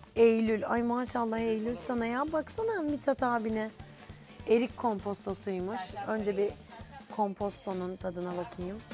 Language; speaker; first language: Turkish; native; Turkish